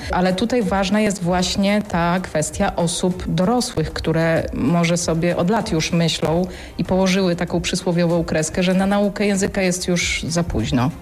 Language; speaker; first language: Polish; native; Polish